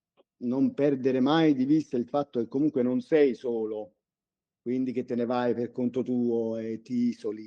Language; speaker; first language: Italian; native; Italian